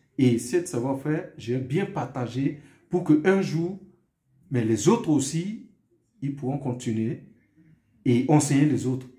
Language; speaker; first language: French; non-native, local second language; Sango